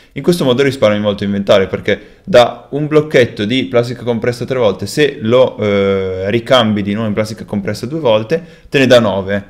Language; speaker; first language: Italian; native; Italian